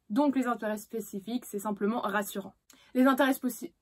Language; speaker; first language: French; native; French